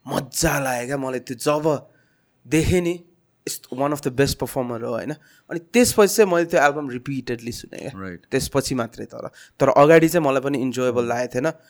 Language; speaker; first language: Nepali; native; Nepali